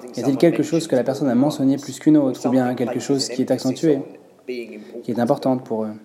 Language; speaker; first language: French; non-native, fluent; English